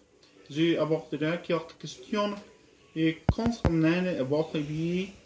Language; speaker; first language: French; non-native, learner; Spanish